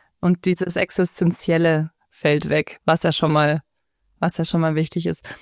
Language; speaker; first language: German; native; German